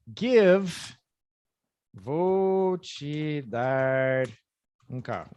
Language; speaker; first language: Portuguese; non-native, fluent; English